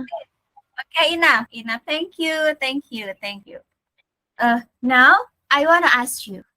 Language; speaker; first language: English; non-native, learner; Indonesian